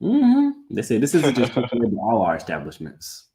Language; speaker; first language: English; native; English